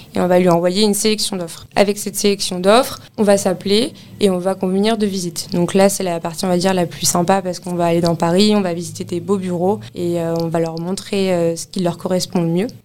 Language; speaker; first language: French; native; French